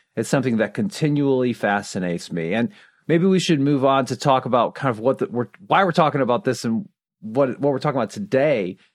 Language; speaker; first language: English; native; English